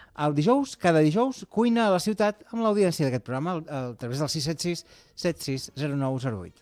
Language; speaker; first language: Catalan; non-native, local second language; Spanish